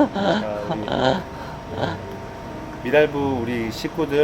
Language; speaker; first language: Korean; native; Korean